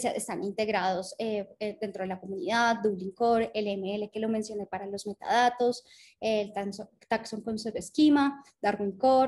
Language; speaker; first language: Spanish; native; Spanish